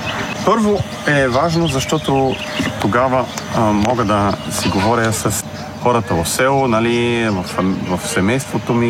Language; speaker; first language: Bulgarian; non-native, fluent; German